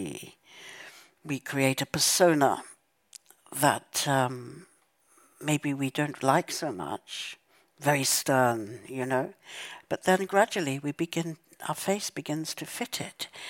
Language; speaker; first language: English; native; English